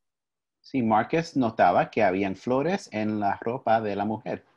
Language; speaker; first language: Spanish; early bilingual, heritage; English